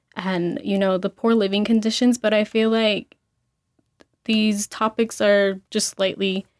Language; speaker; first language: English; early bilingual, other home language; Spanish